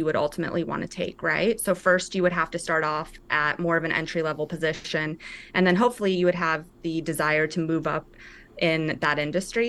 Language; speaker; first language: English; native; English